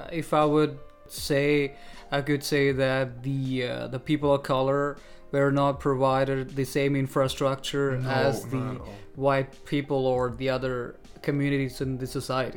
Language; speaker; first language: English; non-native, local second language; Malayalam